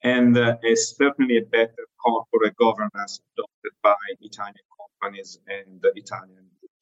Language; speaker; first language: English; non-native, fluent; Italian